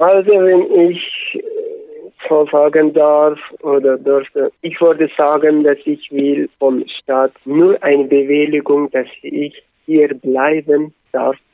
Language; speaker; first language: German; non-native, learner; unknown